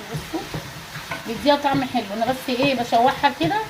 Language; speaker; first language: Arabic; native; Arabic